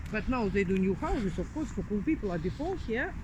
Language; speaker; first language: English; non-native, learner; Russian